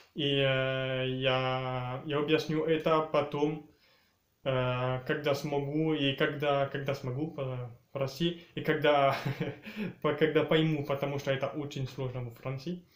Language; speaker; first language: Russian; early bilingual, heritage; French